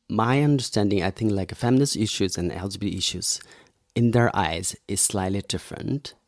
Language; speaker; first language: English; non-native, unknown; Chinese